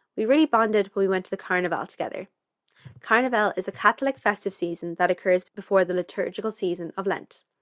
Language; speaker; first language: English; native; English